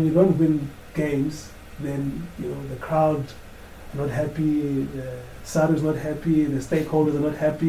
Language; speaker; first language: English; non-native, local second language; Xhosa